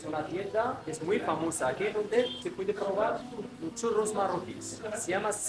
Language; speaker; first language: Spanish; non-native, fluent; Arabic